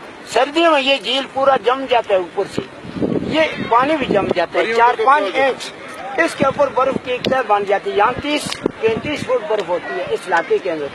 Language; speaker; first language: Hindi; non-native, local second language; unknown